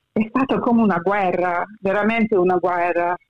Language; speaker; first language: Italian; early bilingual, heritage; Italian